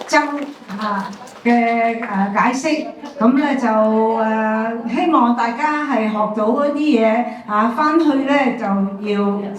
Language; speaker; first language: Cantonese; native; Cantonese